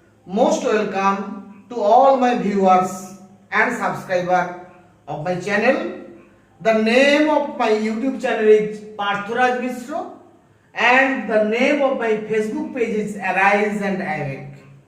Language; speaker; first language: English; non-native, local second language; Bangla